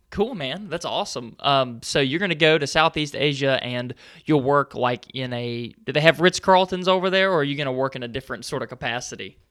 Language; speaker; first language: English; native; English